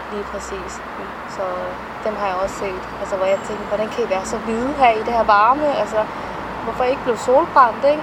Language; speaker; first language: Danish; early bilingual, other home language; Somali